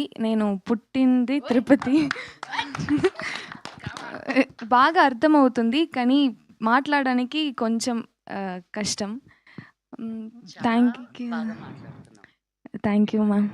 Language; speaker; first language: Telugu; non-native, local second language; Tamil